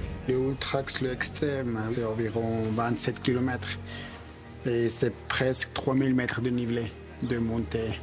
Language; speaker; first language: French; non-native, local second language; German